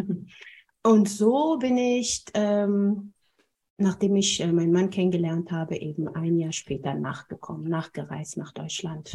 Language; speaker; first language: German; non-native, fluent; Amharic